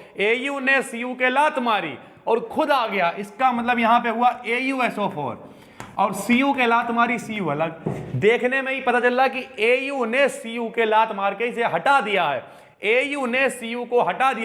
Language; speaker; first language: Hindi; native; Hindi